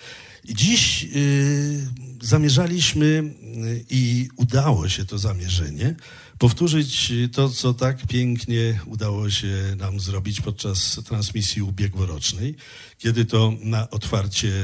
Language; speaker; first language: Polish; native; Polish